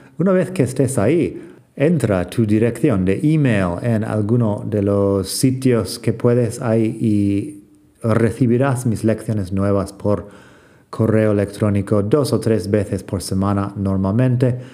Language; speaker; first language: Spanish; non-native, fluent; English